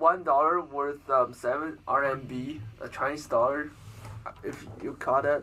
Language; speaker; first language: English; non-native, learner; Chinese